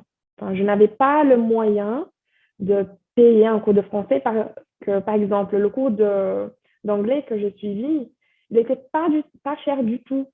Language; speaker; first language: French; non-native, fluent; Portuguese